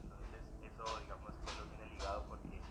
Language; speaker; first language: Spanish; native; Spanish